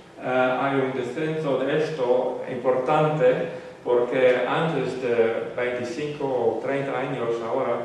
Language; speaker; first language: Spanish; non-native, fluent; Western Frisian